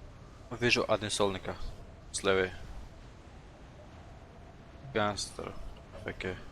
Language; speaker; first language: Russian; non-native, local second language; Tajik